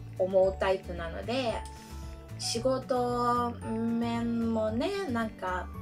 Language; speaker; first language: Japanese; non-native, fluent; Russian